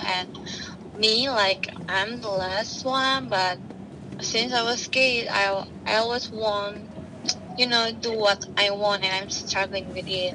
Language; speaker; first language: English; non-native, learner; Indonesian